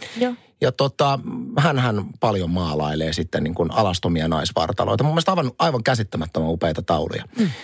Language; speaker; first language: Finnish; native; Finnish